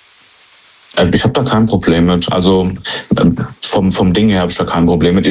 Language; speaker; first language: German; native; German